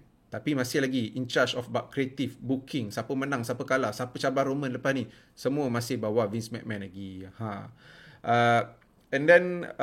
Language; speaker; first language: Malay; native; Malay